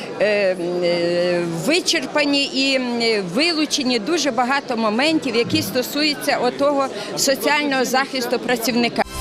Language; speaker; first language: Ukrainian; native; Ukrainian